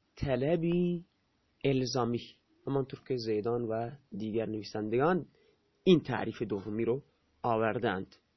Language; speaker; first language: Persian; non-native, local second language; Baluchi